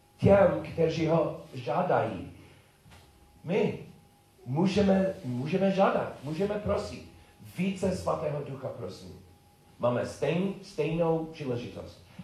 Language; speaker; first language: Czech; non-native, learner; English